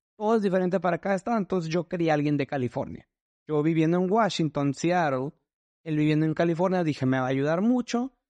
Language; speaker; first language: Spanish; native; Spanish